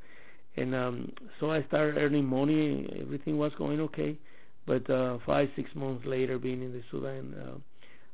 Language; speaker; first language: English; non-native, fluent; Spanish